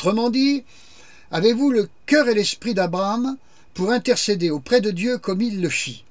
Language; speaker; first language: French; native; French